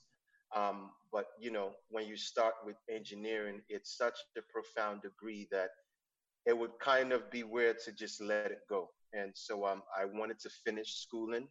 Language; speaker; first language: English; non-native, local second language; Igbo